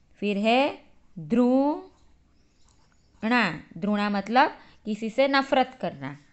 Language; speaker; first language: Hindi; native; Hindi